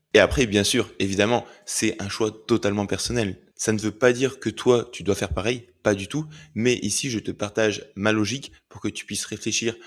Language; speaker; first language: French; native; French